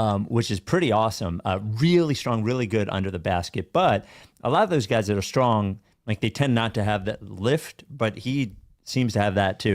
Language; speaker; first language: English; native; English